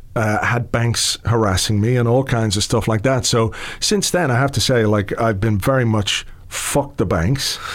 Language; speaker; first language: English; native; English